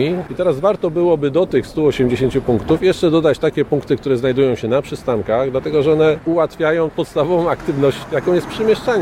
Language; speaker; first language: Polish; native; Polish